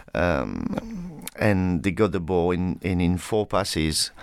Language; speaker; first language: English; non-native, fluent; French